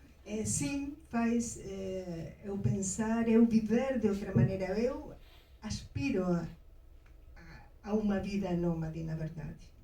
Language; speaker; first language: Portuguese; non-native, fluent; Spanish